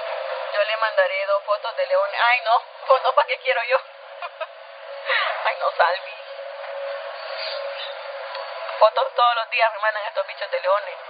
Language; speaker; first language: Spanish; native; Spanish